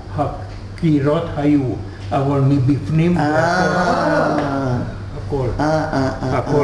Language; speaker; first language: Hebrew; non-native, fluent; Hungarian